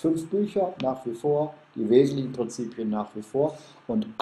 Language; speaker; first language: German; native; German